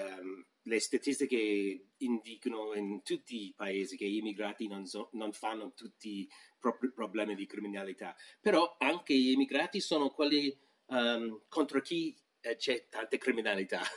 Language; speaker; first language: Italian; non-native, fluent; English